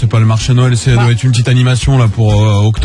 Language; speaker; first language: French; native; French